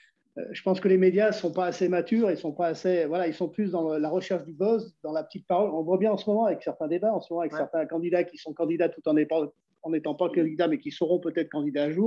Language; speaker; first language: French; native; French